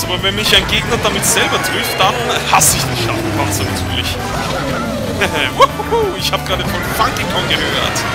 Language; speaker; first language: German; native; German